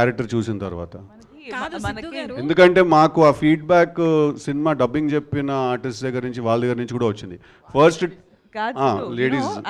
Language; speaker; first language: Telugu; native; Telugu